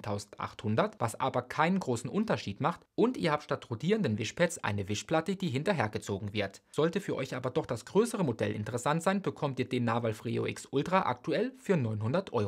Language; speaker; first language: German; native; German